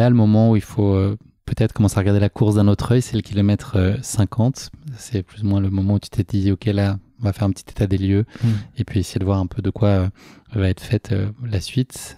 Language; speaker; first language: French; native; French